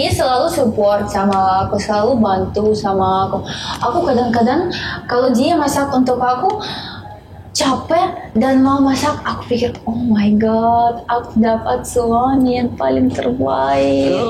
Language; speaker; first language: Indonesian; non-native, learner; Russian